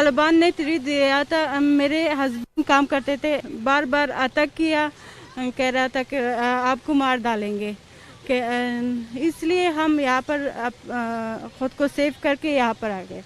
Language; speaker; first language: Hindi; non-native, learner; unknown